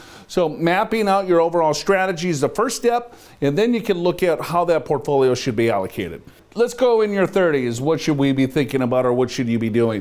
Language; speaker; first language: English; native; English